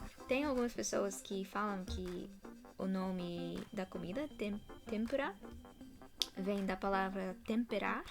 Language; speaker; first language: Portuguese; non-native, fluent; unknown